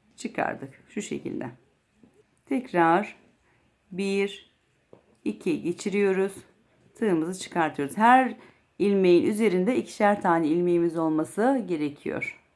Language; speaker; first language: Turkish; native; Turkish